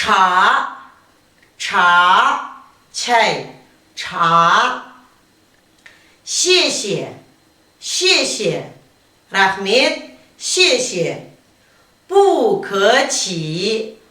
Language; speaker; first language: Chinese; non-native, fluent; Kazakh